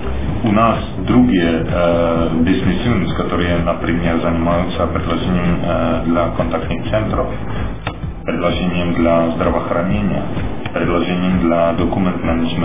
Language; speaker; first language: Russian; non-native, fluent; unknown